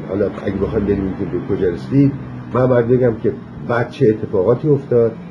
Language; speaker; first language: Persian; native; Persian